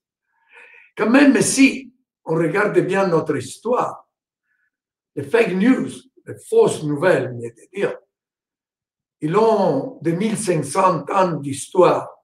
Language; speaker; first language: French; non-native, fluent; Italian